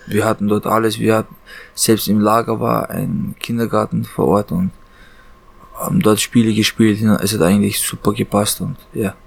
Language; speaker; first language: German; early bilingual, other home language; Chechen